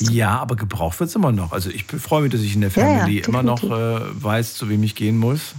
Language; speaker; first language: German; native; German